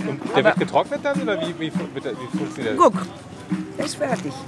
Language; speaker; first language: German; native; German